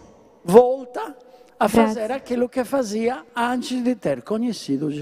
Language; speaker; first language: Portuguese; non-native, fluent; Italian